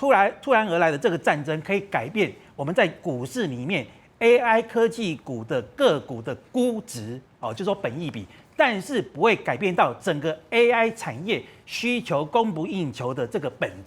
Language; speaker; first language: Chinese; native; Chinese